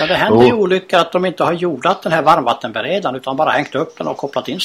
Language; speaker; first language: Swedish; native; Swedish